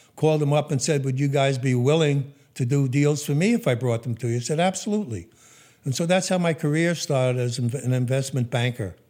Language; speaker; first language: English; native; English